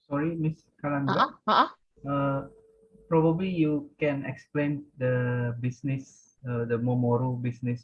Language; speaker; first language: English; non-native, fluent; Indonesian